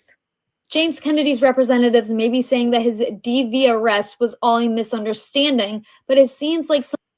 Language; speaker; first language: English; native; English